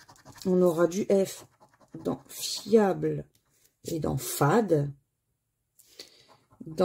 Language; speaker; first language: French; native; French